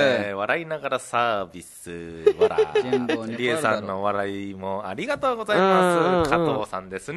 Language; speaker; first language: Japanese; native; Japanese